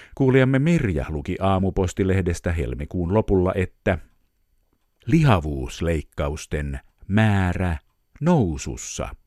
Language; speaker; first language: Finnish; native; Finnish